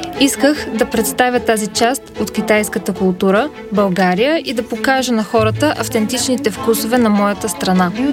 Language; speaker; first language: Bulgarian; non-native, fluent; Chinese